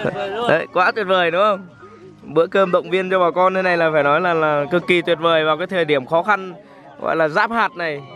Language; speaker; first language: Vietnamese; native; Vietnamese